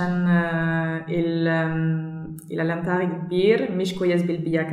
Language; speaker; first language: Arabic; non-native, learner; German